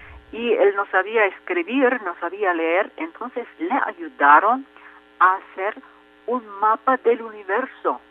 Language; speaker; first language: Spanish; non-native, fluent; Turkish